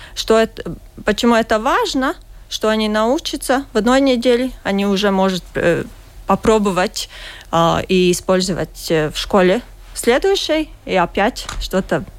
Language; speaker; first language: Russian; non-native, learner; Latvian